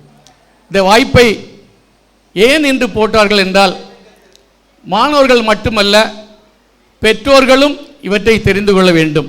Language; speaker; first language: Tamil; native; Tamil